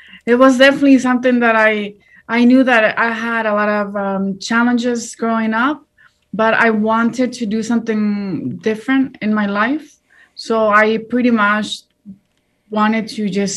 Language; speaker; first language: English; early bilingual, other home language; Spanish